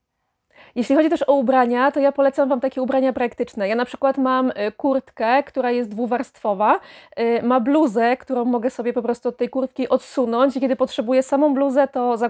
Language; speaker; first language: Polish; native; Polish